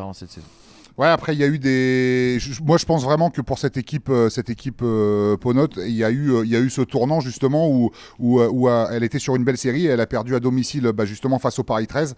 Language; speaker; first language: French; native; French